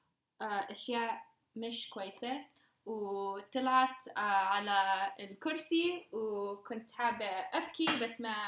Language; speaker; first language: Arabic; non-native, learner; English